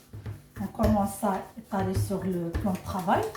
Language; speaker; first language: French; non-native, local second language; Arabic